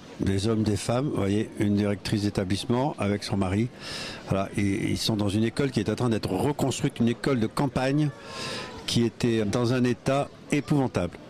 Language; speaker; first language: French; native; French